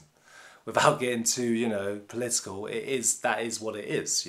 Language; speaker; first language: English; native; English